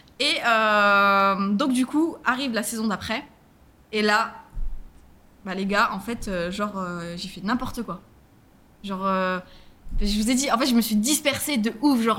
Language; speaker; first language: French; native; French